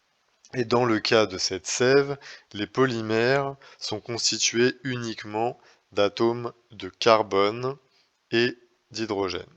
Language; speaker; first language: French; native; French